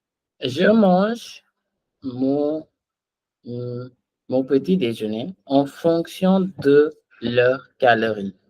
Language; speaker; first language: French; non-native, fluent; Hindi